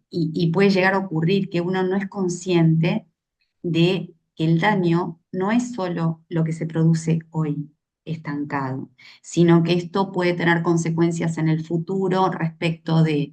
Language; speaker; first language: Spanish; native; Spanish